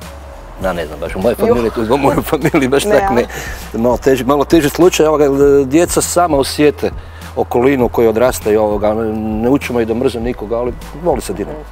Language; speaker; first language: Croatian; native; Croatian